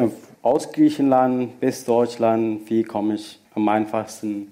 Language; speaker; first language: German; non-native, fluent; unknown